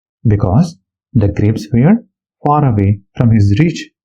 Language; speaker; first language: English; non-native, local second language; Malayalam